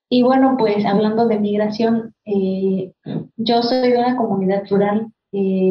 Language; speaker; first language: Spanish; non-native, local second language; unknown